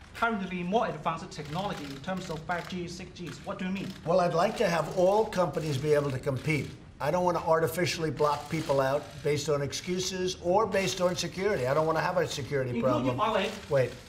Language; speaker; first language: English; native; English